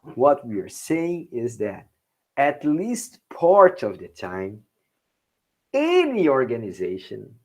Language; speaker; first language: English; non-native, fluent; Portuguese